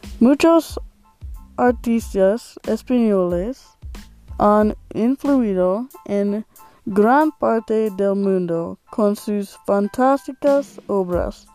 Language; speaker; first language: Spanish; non-native, learner; English